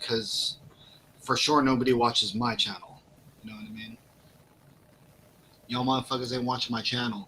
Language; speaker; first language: English; native; English